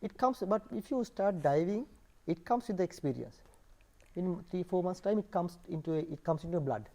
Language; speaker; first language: English; non-native, local second language; Sinhala